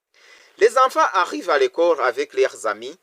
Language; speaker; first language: French; non-native, local second language; Kinyarwanda